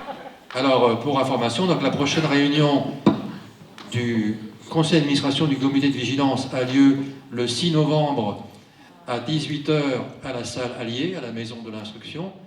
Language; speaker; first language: French; native; French